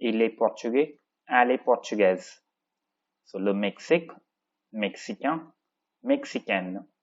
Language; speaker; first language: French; non-native, fluent; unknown